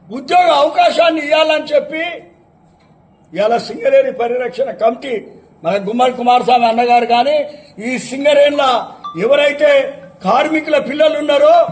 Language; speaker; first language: Telugu; native; Telugu